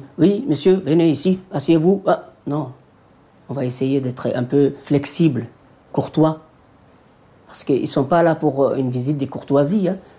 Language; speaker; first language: French; non-native, local second language; Somali